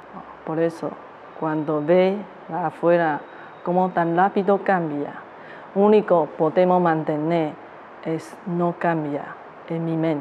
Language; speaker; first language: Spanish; non-native, learner; Chinese